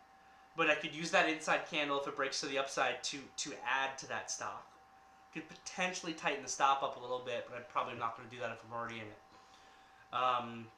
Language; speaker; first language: English; native; English